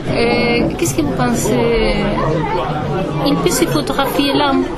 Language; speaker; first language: French; non-native, learner; Spanish